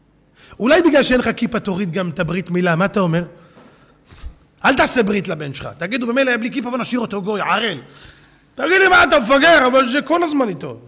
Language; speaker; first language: Hebrew; native; Hebrew